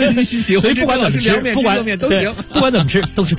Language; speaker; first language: Chinese; native; Chinese